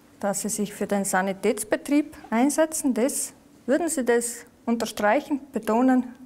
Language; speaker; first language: German; native; German